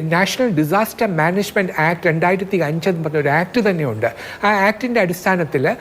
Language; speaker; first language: Malayalam; native; Malayalam